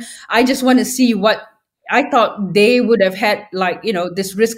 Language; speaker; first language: English; non-native, local second language; Tamil